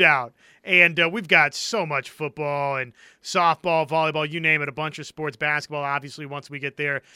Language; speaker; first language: English; native; English